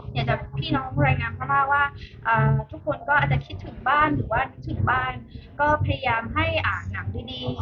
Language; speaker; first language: Thai; non-native, fluent; Burmese